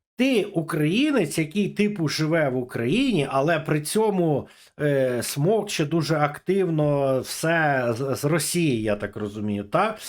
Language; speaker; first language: Ukrainian; native; Ukrainian